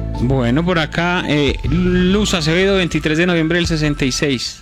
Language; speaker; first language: Spanish; native; Spanish